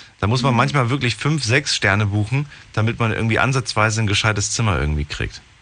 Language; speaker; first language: German; native; German